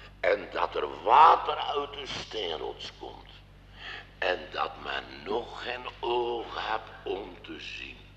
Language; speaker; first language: Dutch; native; Dutch